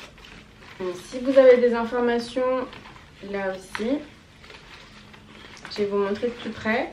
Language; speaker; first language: French; native; French